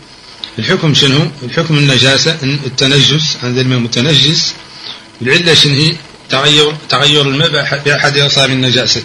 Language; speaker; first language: Arabic; native; Arabic